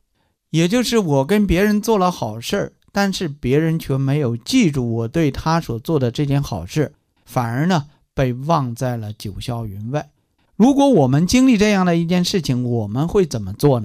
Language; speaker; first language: Chinese; native; Chinese